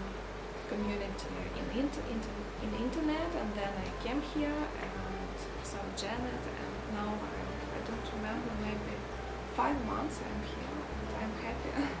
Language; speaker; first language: English; non-native, learner; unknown